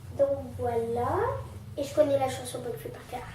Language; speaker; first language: French; native; French